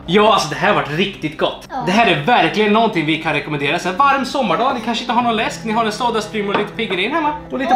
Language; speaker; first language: Swedish; native; Swedish